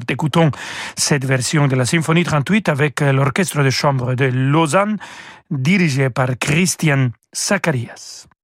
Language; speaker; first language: French; non-native, fluent; Spanish